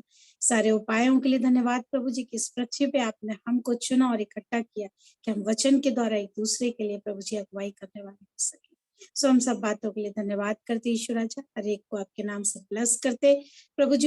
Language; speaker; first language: Hindi; native; Hindi